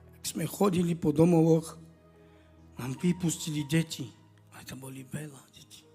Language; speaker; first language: Slovak; non-native, local second language; Romany